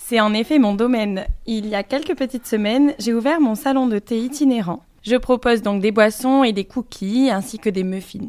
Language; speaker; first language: French; native; French